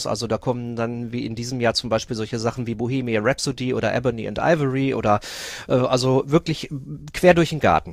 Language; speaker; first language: German; native; German